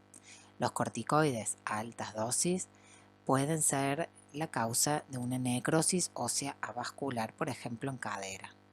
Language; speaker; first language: Spanish; native; Spanish